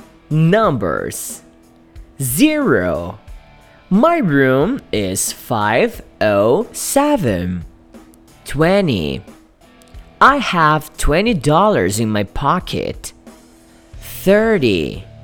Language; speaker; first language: English; non-native, fluent; Portuguese